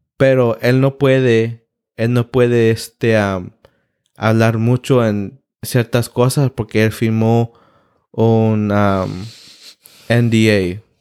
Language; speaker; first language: Spanish; early bilingual, heritage; Spanish